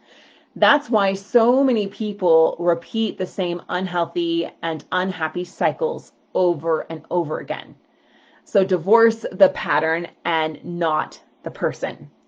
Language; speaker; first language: English; native; English